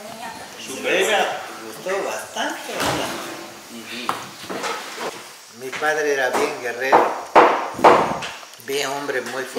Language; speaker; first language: Spanish; non-native, local second language; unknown